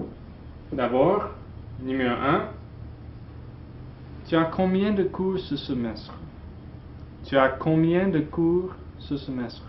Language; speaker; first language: French; non-native, fluent; English